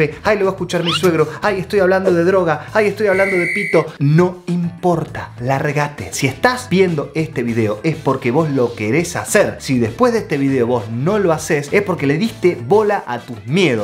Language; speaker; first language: Spanish; native; Spanish